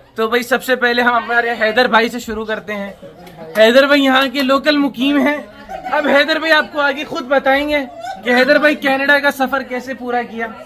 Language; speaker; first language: Urdu; native; Urdu